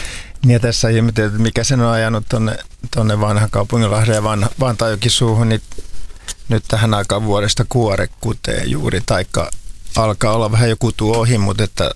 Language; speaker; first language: Finnish; native; Finnish